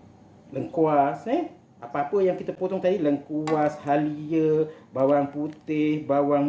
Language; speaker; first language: Malay; native; Malay